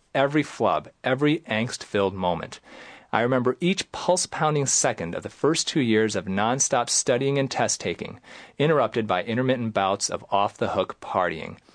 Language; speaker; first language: English; native; English